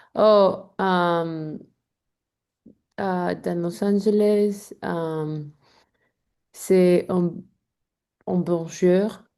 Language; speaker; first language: French; non-native, learner; English